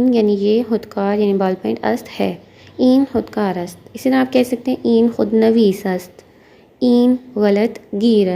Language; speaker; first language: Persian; non-native, fluent; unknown